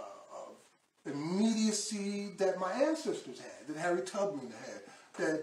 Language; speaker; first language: English; native; English